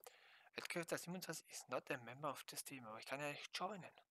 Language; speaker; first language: German; native; German